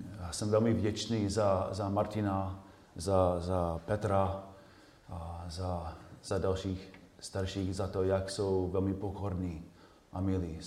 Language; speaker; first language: Czech; non-native, fluent; English